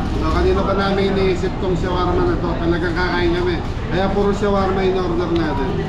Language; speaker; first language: Filipino; native; Filipino